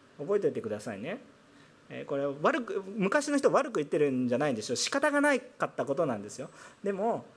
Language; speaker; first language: Japanese; non-native, fluent; Korean